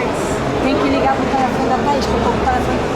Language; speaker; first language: Portuguese; native; Portuguese